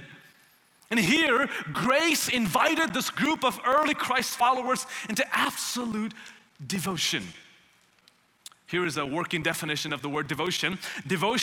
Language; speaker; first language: English; non-native, local second language; Malayalam